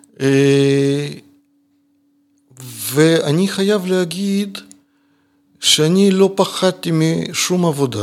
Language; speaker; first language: Hebrew; non-native, fluent; Russian